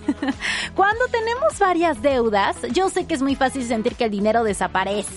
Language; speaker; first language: Spanish; native; Spanish